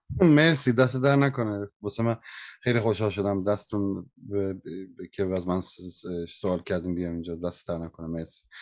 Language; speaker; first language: Persian; early bilingual, heritage; Persian